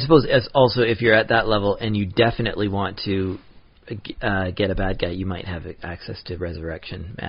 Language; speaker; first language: English; native; English